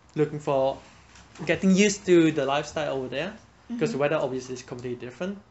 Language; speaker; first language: English; non-native, fluent; Vietnamese